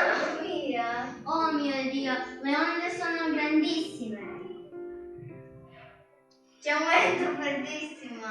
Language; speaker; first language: Italian; non-native, learner; Croatian